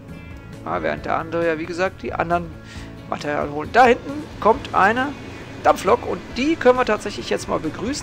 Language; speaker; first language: German; native; German